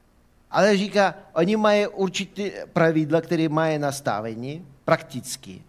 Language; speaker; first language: Czech; non-native, fluent; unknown